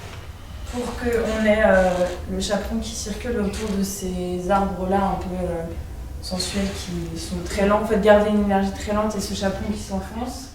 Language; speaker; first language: French; native; French